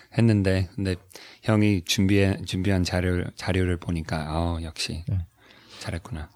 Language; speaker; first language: Korean; non-native, fluent; English